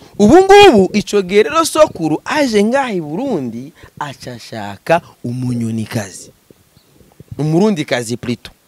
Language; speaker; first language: Rundi; native; Rundi